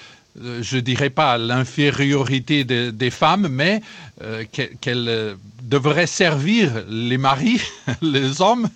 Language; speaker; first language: French; non-native, fluent; Portuguese